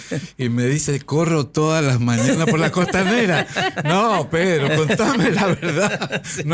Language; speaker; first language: Spanish; native; Spanish